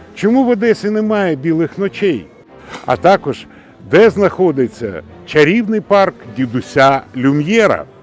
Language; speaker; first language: Ukrainian; native; Ukrainian